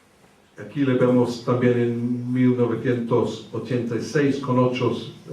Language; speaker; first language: Spanish; early bilingual, heritage; English